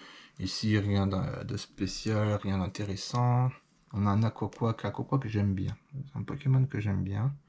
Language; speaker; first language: French; native; French